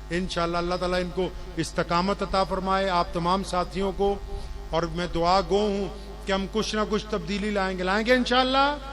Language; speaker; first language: Urdu; non-native, local second language; Punjabi